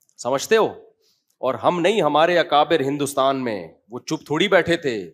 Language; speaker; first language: Urdu; native; Urdu